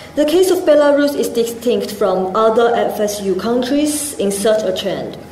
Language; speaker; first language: English; non-native, fluent; Chinese